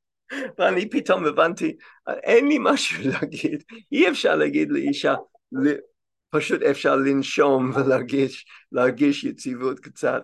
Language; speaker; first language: Hebrew; non-native, fluent; English